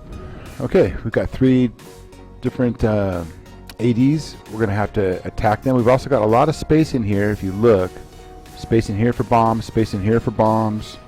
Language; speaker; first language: English; native; English